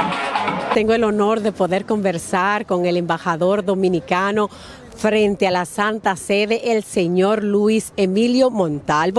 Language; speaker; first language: Spanish; native; Spanish